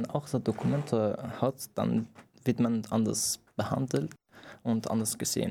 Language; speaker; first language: German; non-native, fluent; Persian